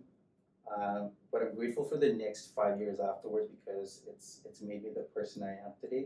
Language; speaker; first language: English; non-native, local second language; Yoruba